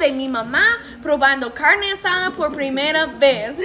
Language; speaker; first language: Spanish; non-native, fluent; English